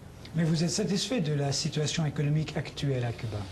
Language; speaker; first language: French; native; French